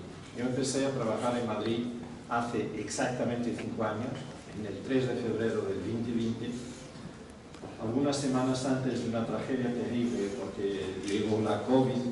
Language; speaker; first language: Spanish; non-native, fluent; Portuguese